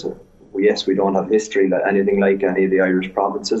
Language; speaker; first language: English; native; English